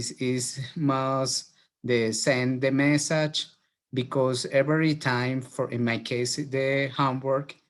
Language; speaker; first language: English; non-native, learner; Spanish